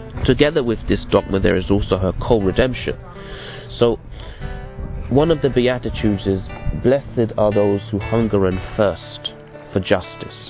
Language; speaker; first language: English; native; English